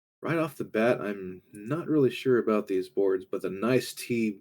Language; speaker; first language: English; native; English